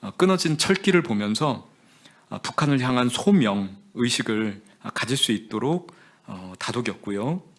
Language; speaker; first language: Korean; native; Korean